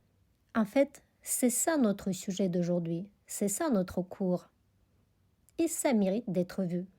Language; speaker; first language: French; non-native, fluent; Russian